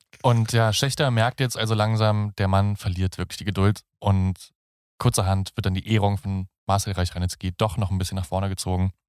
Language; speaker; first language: German; native; German